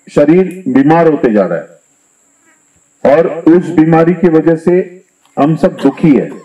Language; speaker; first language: Hindi; non-native, local second language; Marathi